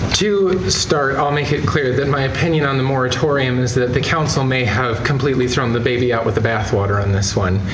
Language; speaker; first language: English; native; English